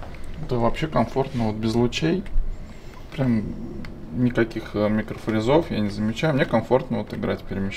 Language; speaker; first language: Russian; native; Russian